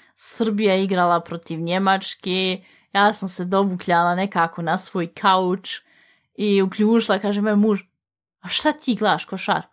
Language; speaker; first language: Bosnian; native; Bosnian